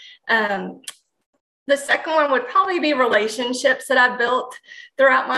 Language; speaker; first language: English; native; English